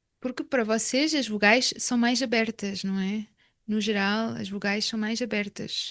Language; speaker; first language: Portuguese; native; Portuguese